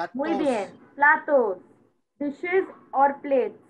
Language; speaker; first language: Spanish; non-native, fluent; Hindi